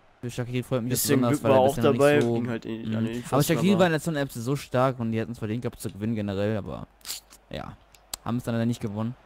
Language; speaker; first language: German; native; German